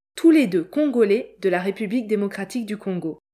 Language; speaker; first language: French; native; French